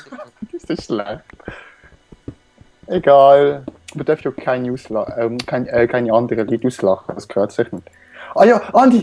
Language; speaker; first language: German; native; German